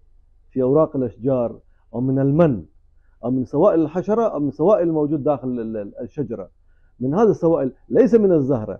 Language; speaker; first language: Arabic; non-native, fluent; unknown